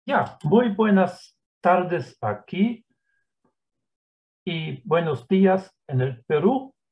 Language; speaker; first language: Spanish; non-native, fluent; German